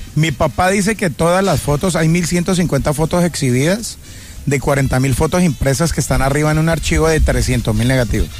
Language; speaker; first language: Spanish; native; Spanish